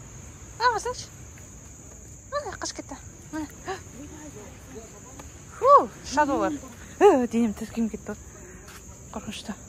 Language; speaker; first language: Kazakh; native; Kazakh